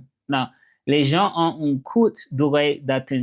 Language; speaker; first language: French; non-native, learner; English